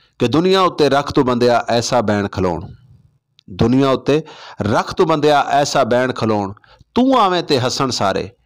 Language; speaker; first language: Punjabi; non-native, local second language; Saraiki